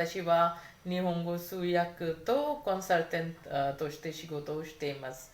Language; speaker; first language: Japanese; non-native, fluent; Hindi